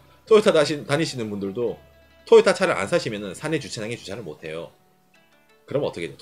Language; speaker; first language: Korean; native; Korean